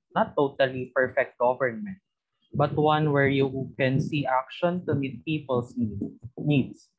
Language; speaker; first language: English; non-native, local second language; Filipino